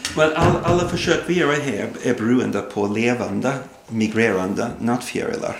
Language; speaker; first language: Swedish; non-native, fluent; English